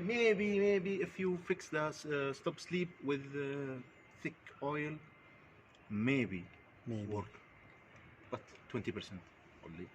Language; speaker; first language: English; non-native, learner; Arabic